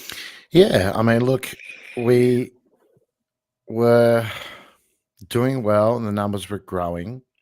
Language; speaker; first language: English; native; English